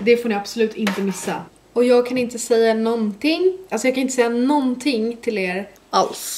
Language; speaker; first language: Swedish; native; Swedish